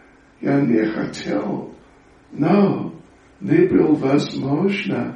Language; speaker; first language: Russian; non-native, learner; English